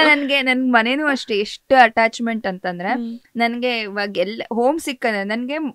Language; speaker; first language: Kannada; native; Kannada